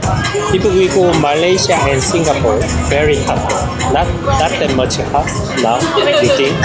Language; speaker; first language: English; non-native, learner; Korean